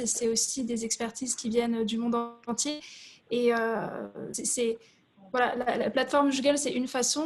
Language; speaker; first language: French; native; French